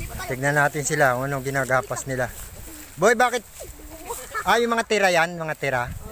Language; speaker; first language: Filipino; native; Filipino